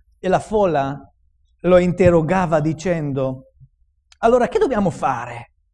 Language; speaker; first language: Italian; non-native, fluent; Romanian